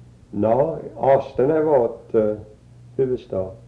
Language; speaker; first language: Swedish; early bilingual, heritage; Swedish